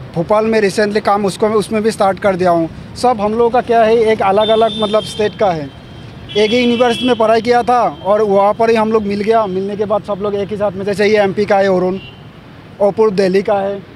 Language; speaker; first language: Hindi; non-native, local second language; Assamese